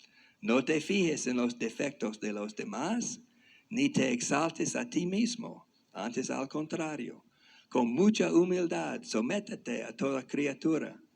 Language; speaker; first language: Spanish; non-native, fluent; English